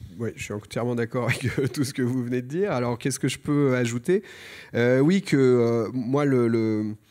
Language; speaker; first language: French; native; French